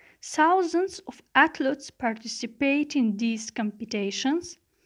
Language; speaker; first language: English; non-native, fluent; Azerbaijani